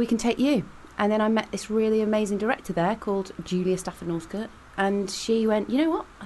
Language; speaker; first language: English; native; English